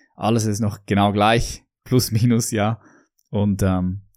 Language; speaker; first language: German; native; German